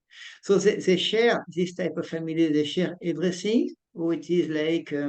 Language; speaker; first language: English; non-native, fluent; French